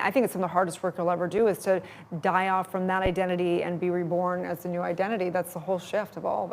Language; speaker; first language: English; native; English